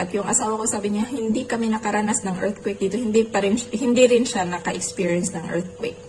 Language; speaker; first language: Filipino; non-native, local second language; Cebuano